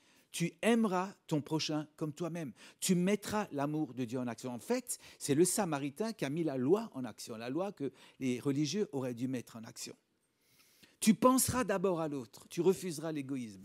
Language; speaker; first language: French; native; French